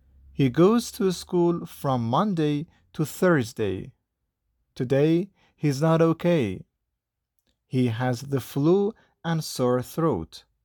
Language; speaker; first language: English; non-native, fluent; Persian